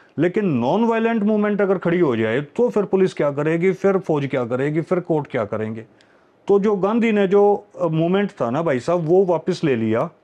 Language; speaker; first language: Hindi; native; Hindi